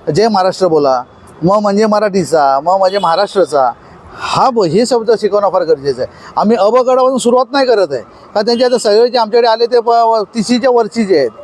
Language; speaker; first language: Marathi; native; Marathi